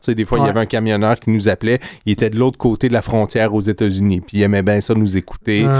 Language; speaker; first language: French; native; French